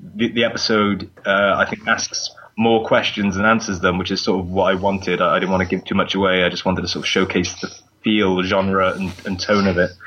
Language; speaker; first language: English; native; English